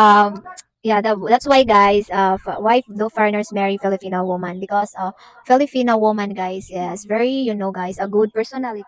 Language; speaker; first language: English; non-native, local second language; Cebuano